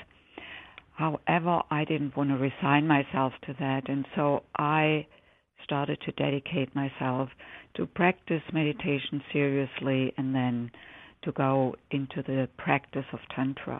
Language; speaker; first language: English; non-native, fluent; German